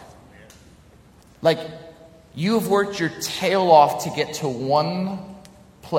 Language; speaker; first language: English; native; English